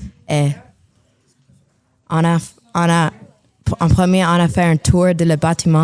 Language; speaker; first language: French; non-native, local second language; English